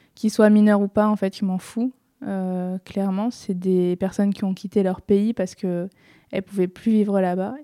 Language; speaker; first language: French; native; French